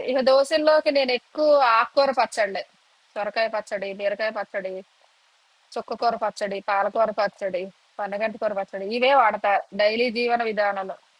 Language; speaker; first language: Telugu; native; Telugu